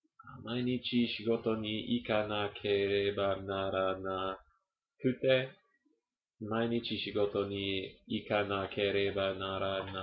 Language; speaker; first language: Japanese; non-native, learner; English